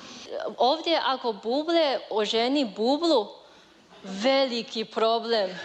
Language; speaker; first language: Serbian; non-native, learner; Chinese